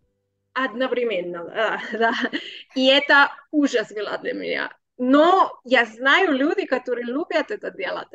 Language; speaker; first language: Russian; non-native, learner; Spanish